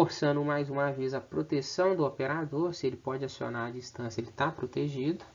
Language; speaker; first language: Portuguese; native; Portuguese